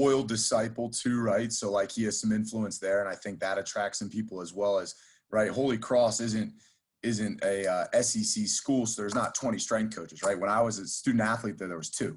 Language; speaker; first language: English; native; English